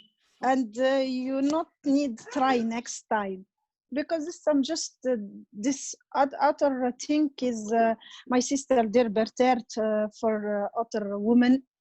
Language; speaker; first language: English; non-native, learner; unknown